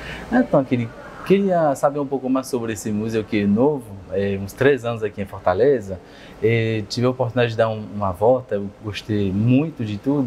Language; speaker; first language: Portuguese; non-native, fluent; French